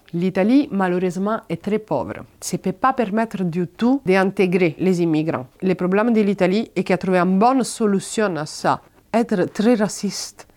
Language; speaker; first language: French; non-native, fluent; Italian